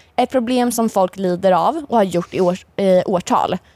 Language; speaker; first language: Swedish; native; Swedish